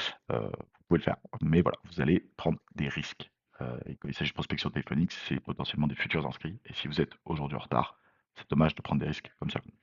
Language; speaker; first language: French; native; French